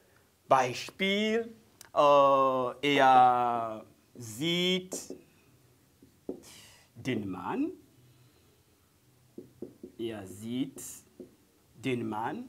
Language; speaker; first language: German; non-native, learner; French